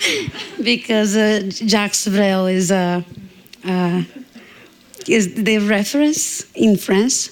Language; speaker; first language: English; non-native, learner; Portuguese